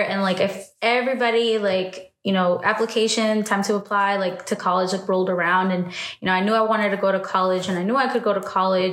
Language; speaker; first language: English; native; English